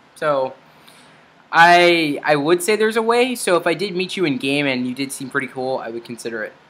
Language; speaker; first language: English; native; English